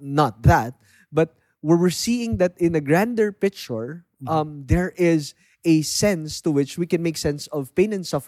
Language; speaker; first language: English; non-native, local second language; Filipino